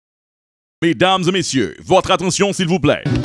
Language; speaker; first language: French; non-native, local second language; Haitian Creole